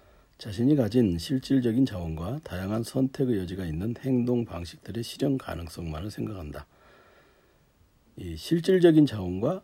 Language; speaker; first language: Korean; native; Korean